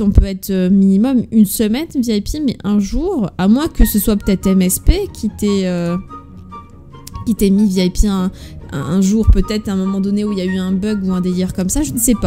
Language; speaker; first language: French; native; French